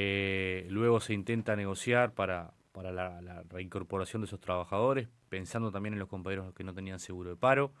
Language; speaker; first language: Spanish; native; Spanish